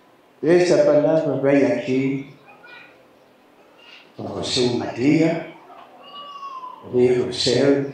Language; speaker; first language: Portuguese; non-native, learner; Lingala